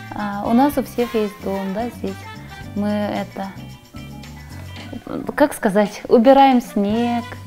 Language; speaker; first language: Russian; non-native, local second language; Yakut